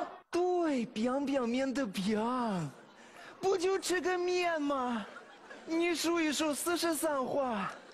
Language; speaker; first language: Chinese; non-native, fluent; Russian